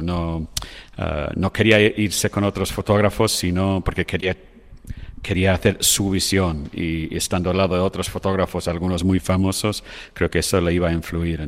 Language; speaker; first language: Spanish; non-native, fluent; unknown